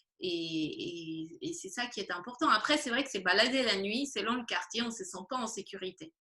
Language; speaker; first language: French; non-native, fluent; Spanish